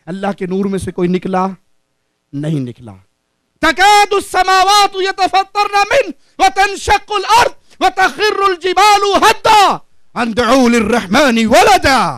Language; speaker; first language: Urdu; non-native, local second language; Punjabi